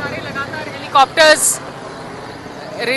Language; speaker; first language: Hindi; native; Hindi